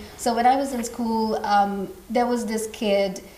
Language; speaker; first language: English; non-native, local second language; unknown